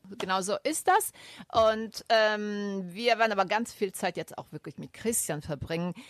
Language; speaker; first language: German; non-native, fluent; Italian